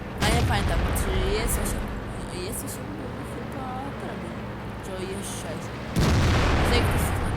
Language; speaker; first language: Polish; native; Polish